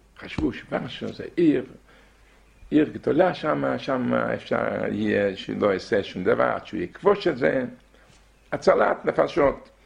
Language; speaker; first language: Hebrew; non-native, fluent; Yiddish